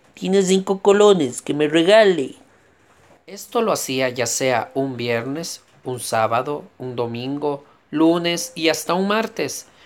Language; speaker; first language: Spanish; native; Spanish